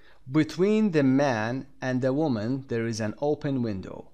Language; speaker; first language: English; non-native, fluent; Persian